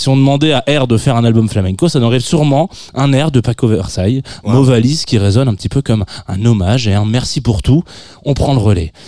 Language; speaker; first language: French; native; French